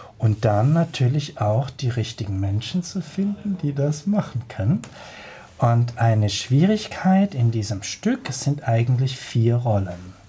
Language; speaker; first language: German; native; German